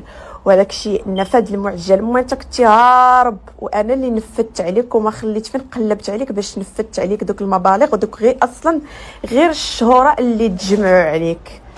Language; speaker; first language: Arabic; native; Arabic